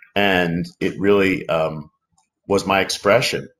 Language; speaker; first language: English; native; English